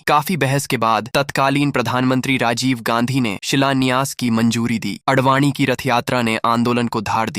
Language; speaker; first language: Hindi; native; Hindi